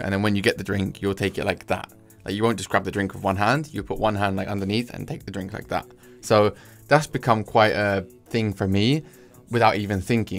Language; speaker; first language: English; native; English